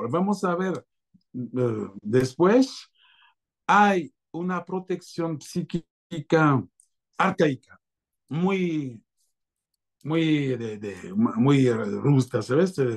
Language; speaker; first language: Spanish; non-native, fluent; French